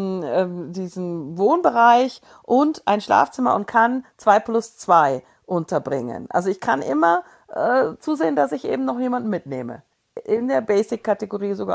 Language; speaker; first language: German; native; German